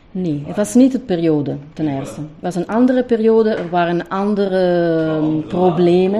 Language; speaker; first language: Dutch; non-native, fluent; Italian